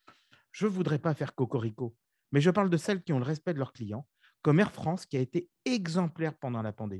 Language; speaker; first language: French; native; French